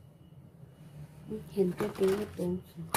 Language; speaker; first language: Chinese; non-native, learner; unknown